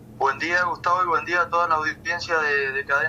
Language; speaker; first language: Spanish; native; Spanish